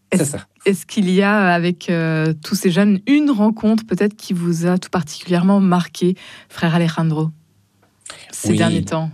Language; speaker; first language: French; native; French